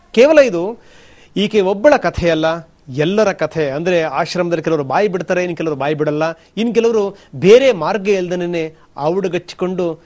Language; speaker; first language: Kannada; native; Kannada